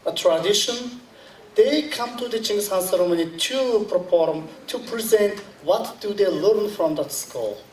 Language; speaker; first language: English; non-native, learner; Mongolian